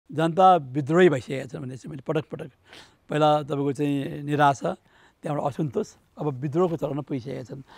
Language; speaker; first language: Nepali; native; Nepali